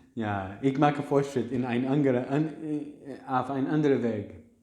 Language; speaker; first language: German; non-native, learner; English